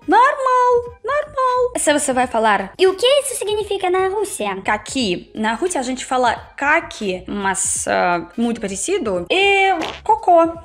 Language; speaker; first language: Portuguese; non-native, learner; Russian